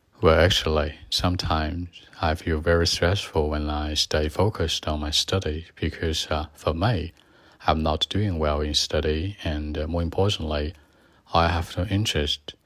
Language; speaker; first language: English; non-native, learner; Chinese